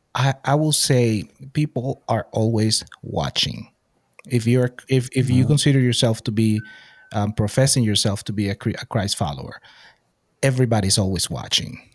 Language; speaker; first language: English; non-native, fluent; Spanish